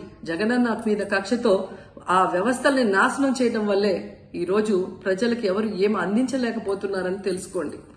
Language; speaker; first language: Telugu; native; Telugu